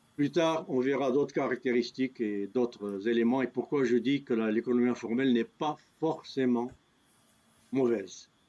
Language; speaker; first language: French; non-native, local second language; Kabyle